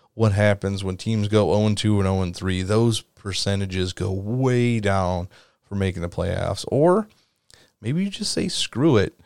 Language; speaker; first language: English; native; English